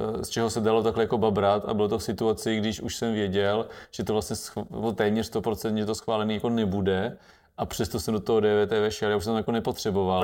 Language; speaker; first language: Czech; native; Czech